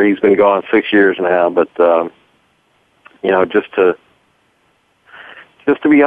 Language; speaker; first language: English; native; English